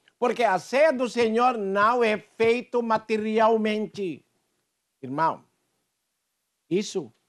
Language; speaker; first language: Portuguese; non-native, fluent; Filipino